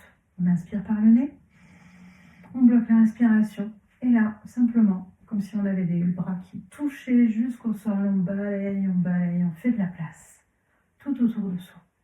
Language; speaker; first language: French; native; French